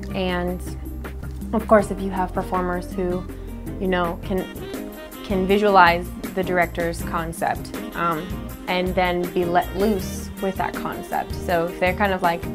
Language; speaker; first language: English; native; English